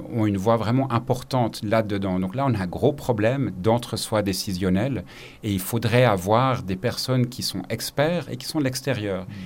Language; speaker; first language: French; native; French